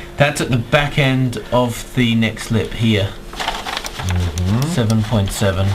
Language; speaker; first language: English; native; English